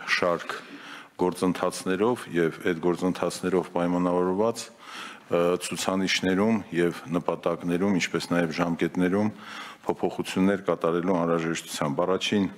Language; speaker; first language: Armenian; native; Armenian